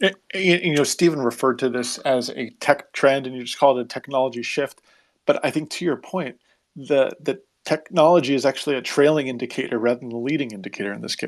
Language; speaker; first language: English; native; English